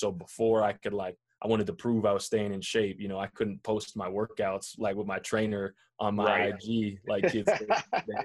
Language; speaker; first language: English; native; English